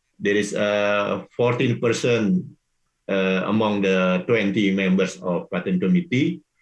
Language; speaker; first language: English; non-native, learner; Indonesian